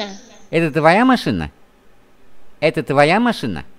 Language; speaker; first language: Russian; non-native, fluent; Vietnamese